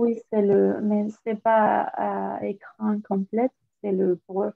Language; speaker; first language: French; non-native, fluent; Spanish